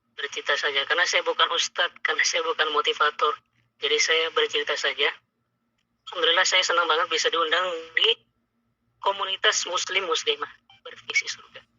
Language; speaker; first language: Indonesian; native; Indonesian